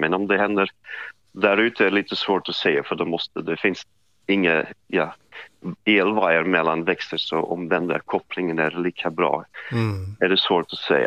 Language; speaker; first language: Swedish; non-native, fluent; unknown